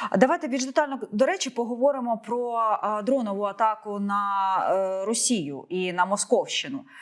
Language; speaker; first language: Ukrainian; native; Ukrainian